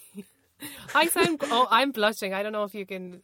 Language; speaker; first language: English; native; English